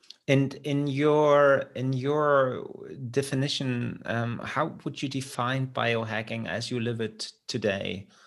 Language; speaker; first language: English; non-native, fluent; German